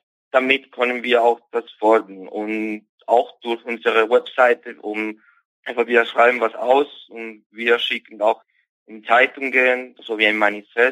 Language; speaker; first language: German; non-native, fluent; Spanish